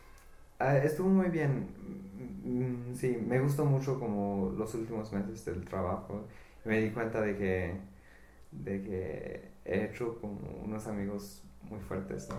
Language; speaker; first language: Spanish; non-native, fluent; English